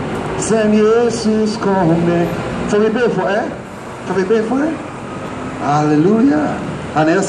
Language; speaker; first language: Swedish; non-native, fluent; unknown